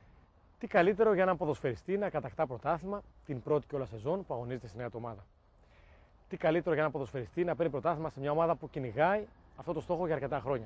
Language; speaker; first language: Greek; native; Greek